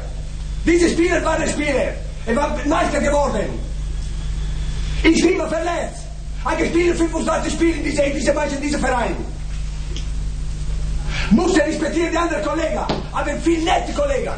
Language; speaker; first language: German; non-native, learner; Italian